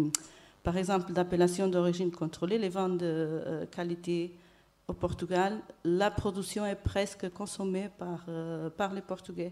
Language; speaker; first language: French; non-native, fluent; Portuguese